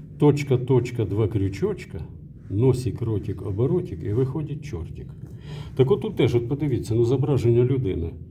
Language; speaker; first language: Ukrainian; native; Ukrainian